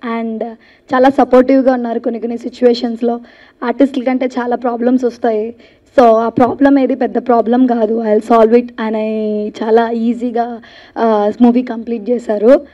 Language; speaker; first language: Telugu; native; Telugu